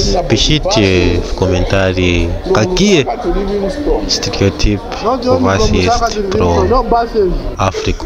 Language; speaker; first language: Russian; non-native, learner; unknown